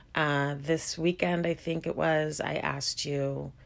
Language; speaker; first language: English; native; English